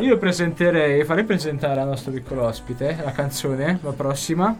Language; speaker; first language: Italian; native; Italian